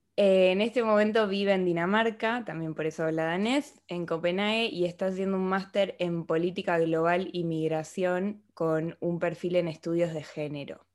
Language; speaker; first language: Spanish; native; Spanish